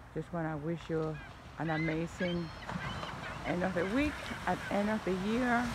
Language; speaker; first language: English; non-native, fluent; Spanish